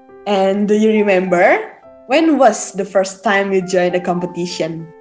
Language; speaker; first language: English; non-native, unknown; Indonesian